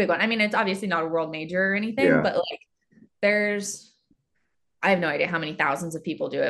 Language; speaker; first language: English; native; English